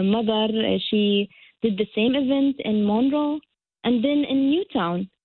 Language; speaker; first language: English; non-native, fluent; Arabic